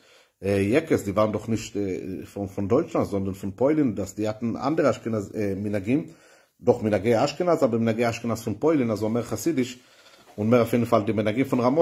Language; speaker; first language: German; non-native, fluent; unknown